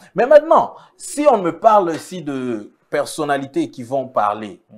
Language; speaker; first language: French; non-native, local second language; Swahili